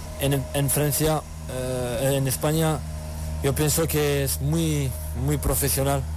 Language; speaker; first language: Spanish; non-native, learner; French